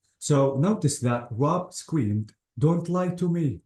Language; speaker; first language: English; non-native, fluent; Arabic